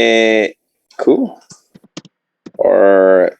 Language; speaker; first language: Indonesian; non-native, learner; English